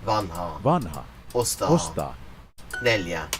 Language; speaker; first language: Finnish; non-native, learner; English